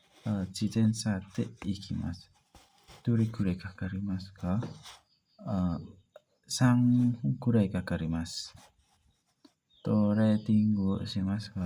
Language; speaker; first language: Japanese; non-native, learner; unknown